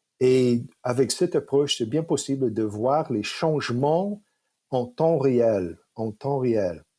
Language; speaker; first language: French; non-native, fluent; English